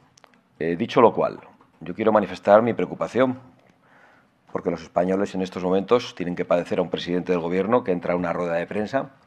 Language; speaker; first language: Spanish; native; Spanish